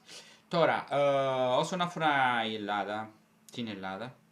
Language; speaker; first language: Greek; non-native, fluent; Italian